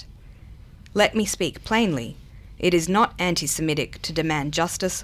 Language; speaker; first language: English; non-native, local second language; Hebrew